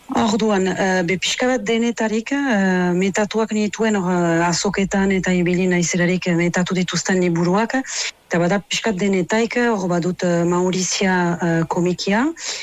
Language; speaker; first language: Basque; native; Basque